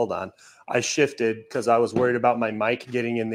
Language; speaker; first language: English; native; English